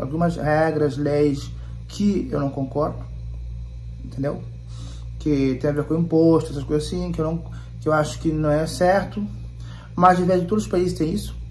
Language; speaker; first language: Portuguese; non-native, local second language; Kabuverdianu